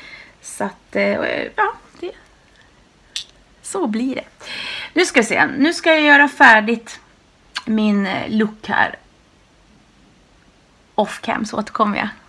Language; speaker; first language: Swedish; native; Swedish